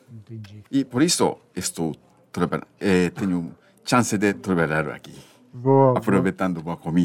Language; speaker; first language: Portuguese; non-native, learner; Japanese